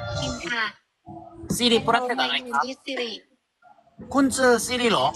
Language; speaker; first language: Thai; non-native, learner; Korean